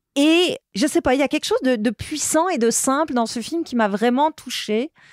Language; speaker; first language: French; native; French